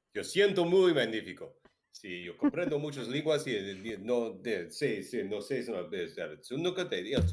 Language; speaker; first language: Spanish; non-native, learner; English